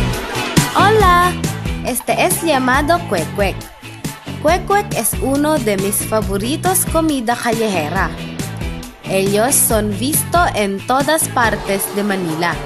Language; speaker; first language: Spanish; non-native, learner; Filipino